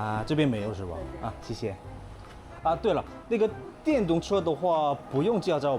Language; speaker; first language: Chinese; non-native, fluent; Korean